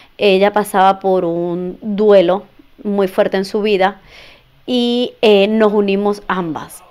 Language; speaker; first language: Spanish; native; Spanish